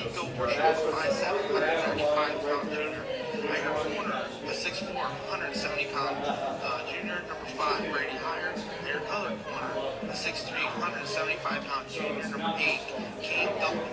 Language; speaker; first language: English; native; English